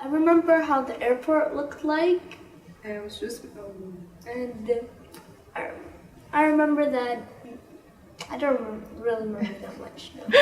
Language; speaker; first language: English; early bilingual, other home language; Arabic